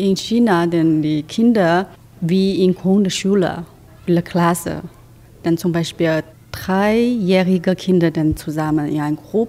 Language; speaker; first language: German; non-native, learner; Chinese